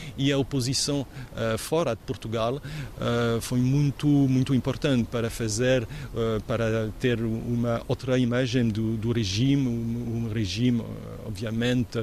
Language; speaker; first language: Portuguese; non-native, fluent; French